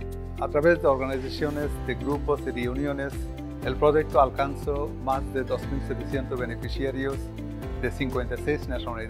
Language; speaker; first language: Spanish; non-native, fluent; Bangla